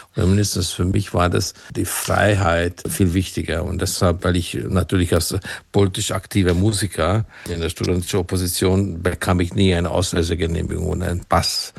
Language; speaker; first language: German; non-native, fluent; Hungarian